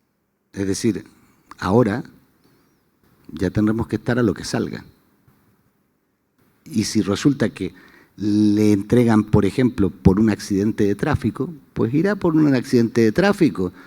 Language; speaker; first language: Spanish; native; Spanish